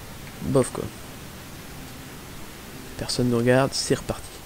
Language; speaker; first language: French; native; French